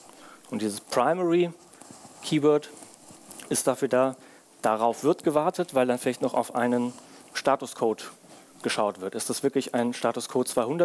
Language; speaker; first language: German; native; German